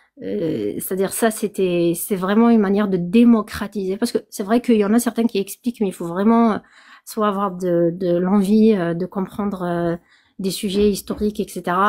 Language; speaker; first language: French; non-native, local second language; Kabyle